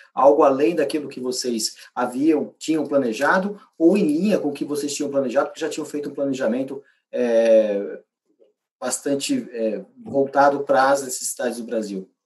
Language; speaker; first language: Portuguese; native; Portuguese